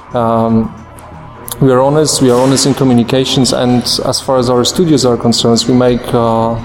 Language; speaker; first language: English; non-native, fluent; Polish